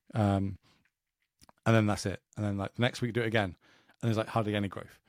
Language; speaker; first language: English; native; English